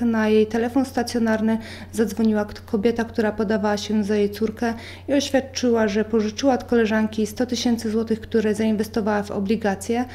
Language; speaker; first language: Polish; native; Polish